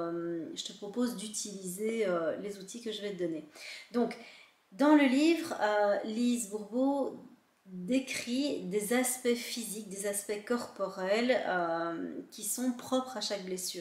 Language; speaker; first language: French; native; French